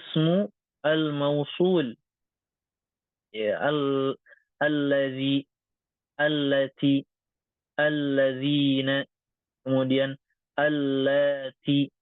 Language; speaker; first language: Arabic; non-native, fluent; Indonesian